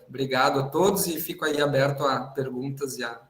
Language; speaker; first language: Portuguese; native; Portuguese